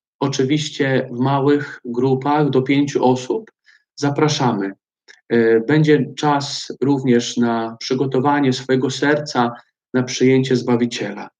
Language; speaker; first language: Polish; native; Polish